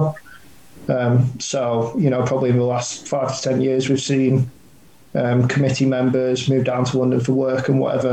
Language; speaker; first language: English; native; English